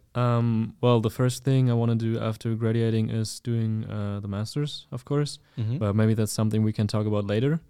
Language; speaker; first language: English; non-native, fluent; German